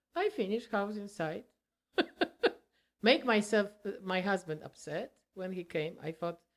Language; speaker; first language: English; non-native, learner; Polish